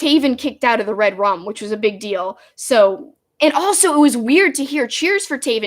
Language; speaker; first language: English; native; English